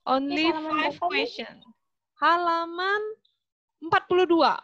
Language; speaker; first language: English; non-native, learner; Indonesian